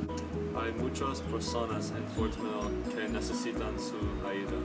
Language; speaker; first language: Spanish; non-native, learner; English